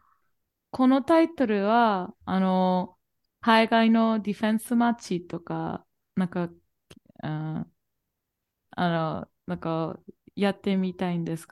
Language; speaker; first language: Japanese; non-native, fluent; English